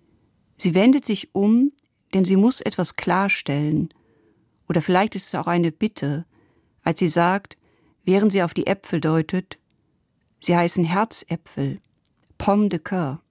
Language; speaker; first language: German; native; German